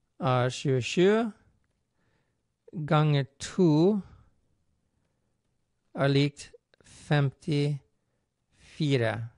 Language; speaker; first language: Norwegian; non-native, fluent; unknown